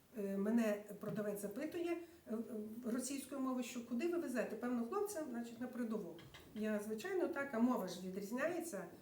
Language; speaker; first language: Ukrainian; native; Ukrainian